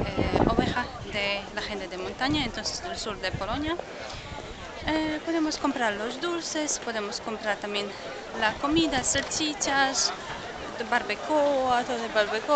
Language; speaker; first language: Spanish; non-native, fluent; Polish